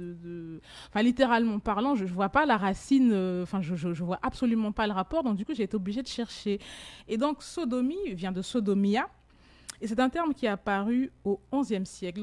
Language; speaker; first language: French; native; French